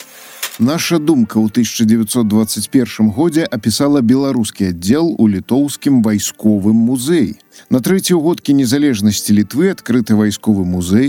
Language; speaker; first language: Belarusian; native; Belarusian